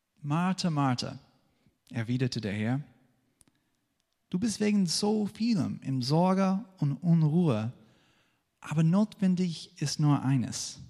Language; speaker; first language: German; non-native, fluent; English